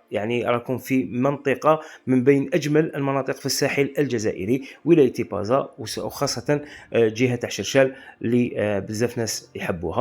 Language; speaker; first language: Arabic; native; Arabic